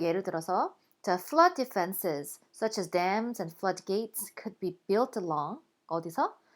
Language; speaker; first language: English; non-native, fluent; Korean